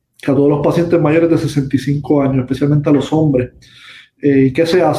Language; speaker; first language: Spanish; native; Spanish